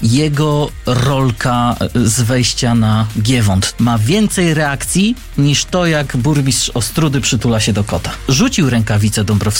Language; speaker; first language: Polish; native; Polish